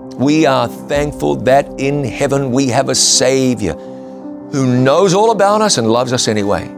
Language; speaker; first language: English; native; English